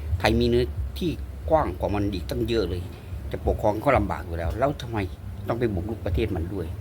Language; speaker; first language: Thai; native; Thai